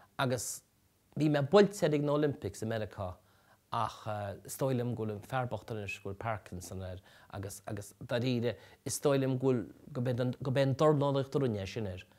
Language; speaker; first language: Irish; native; Irish